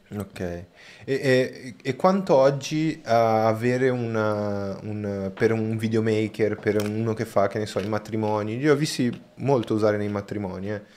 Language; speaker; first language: Italian; non-native, fluent; Spanish